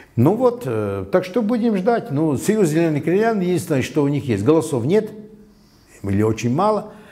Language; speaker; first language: Russian; non-native, local second language; Latvian